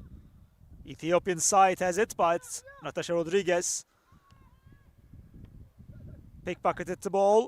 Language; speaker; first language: English; non-native, fluent; Turkish